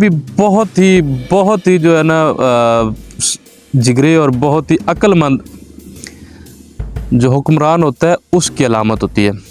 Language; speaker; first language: Urdu; non-native, local second language; Punjabi